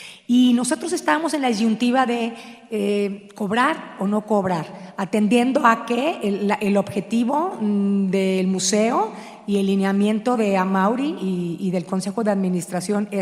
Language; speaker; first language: Spanish; native; Spanish